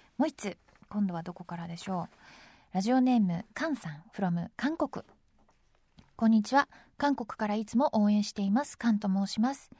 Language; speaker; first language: Japanese; native; Japanese